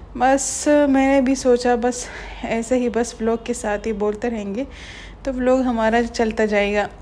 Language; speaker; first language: Urdu; non-native, local second language; Pashto